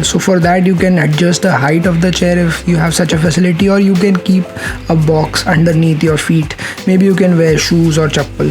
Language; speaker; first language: English; non-native, local second language; Hindi